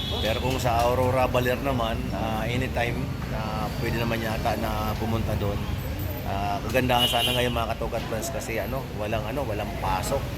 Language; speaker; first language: Filipino; non-native, local second language; Bikol